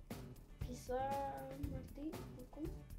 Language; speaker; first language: Spanish; native; Spanish